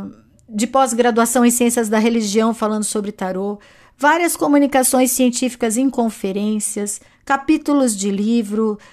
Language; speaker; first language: Portuguese; native; Portuguese